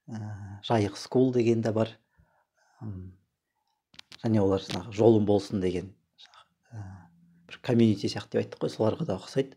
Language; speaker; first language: Kazakh; native; Kazakh